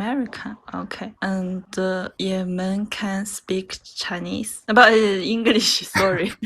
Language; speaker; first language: English; non-native, learner; Chinese